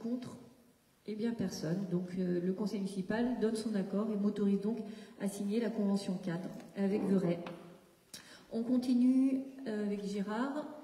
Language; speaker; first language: French; native; French